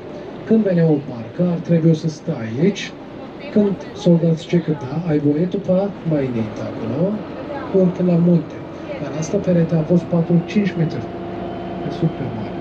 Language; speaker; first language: Romanian; non-native, learner; Turkish